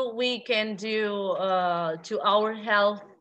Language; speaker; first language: English; non-native, fluent; Arabic